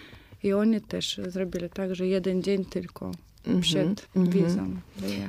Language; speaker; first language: Polish; non-native, fluent; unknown